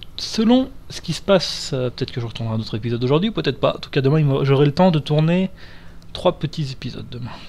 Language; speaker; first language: French; native; French